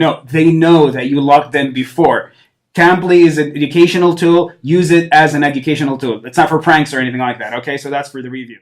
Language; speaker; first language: English; non-native, fluent; Arabic